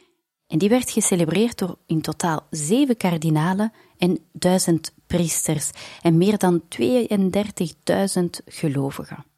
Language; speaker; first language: Dutch; native; Dutch